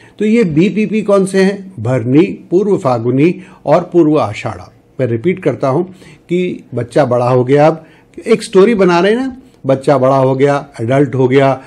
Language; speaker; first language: Hindi; native; Hindi